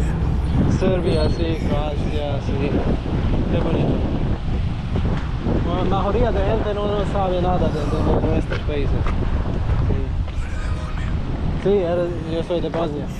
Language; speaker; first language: Spanish; non-native, learner; Bosnian